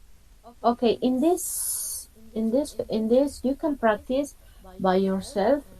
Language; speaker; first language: English; non-native, fluent; Spanish